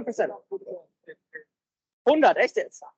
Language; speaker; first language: German; native; German